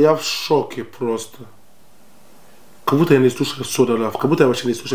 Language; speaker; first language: Russian; non-native, learner; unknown